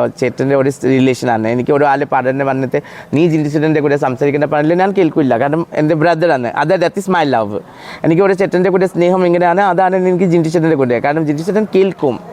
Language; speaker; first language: Malayalam; non-native, local second language; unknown